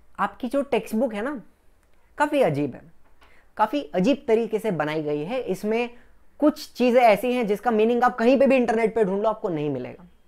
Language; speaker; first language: Hindi; non-native, local second language; Gujarati